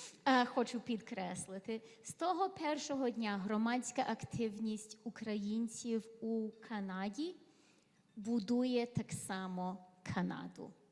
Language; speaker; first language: Ukrainian; early bilingual, heritage; Ukrainian